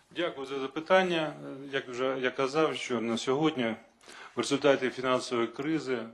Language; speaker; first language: Ukrainian; non-native, local second language; Russian